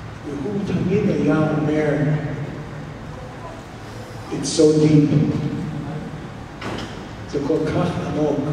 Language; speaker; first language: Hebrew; non-native, fluent; English